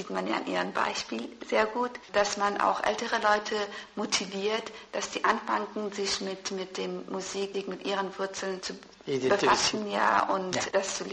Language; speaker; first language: German; early bilingual, other home language; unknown